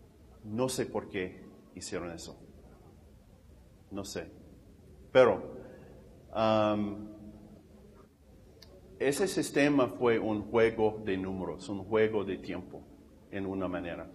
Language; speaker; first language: Spanish; non-native, fluent; English